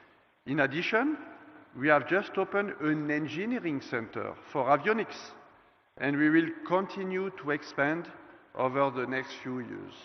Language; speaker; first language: English; non-native, fluent; French